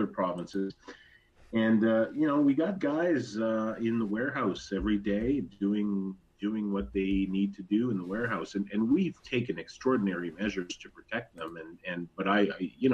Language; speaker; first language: English; native; English